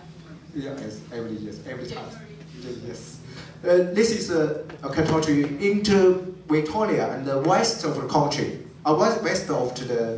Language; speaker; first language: English; non-native, learner; Chinese